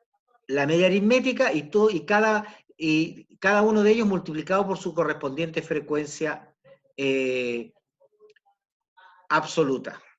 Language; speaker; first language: Spanish; native; Spanish